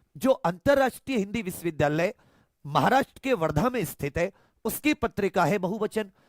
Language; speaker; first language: Hindi; native; Hindi